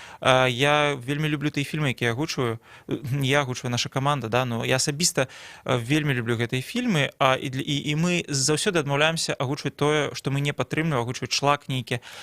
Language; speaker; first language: Belarusian; non-native, local second language; Russian